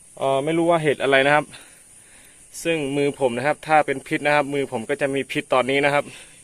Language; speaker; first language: Thai; native; Thai